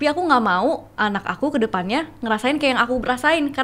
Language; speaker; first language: Indonesian; native; Indonesian